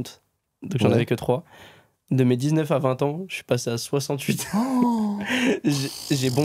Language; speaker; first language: French; native; French